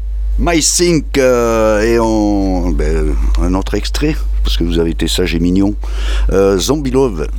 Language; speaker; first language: French; native; French